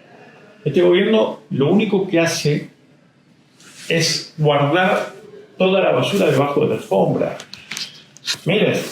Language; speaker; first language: Spanish; native; Spanish